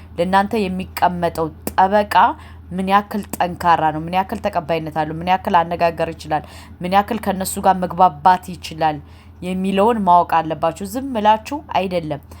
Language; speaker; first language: Amharic; native; Amharic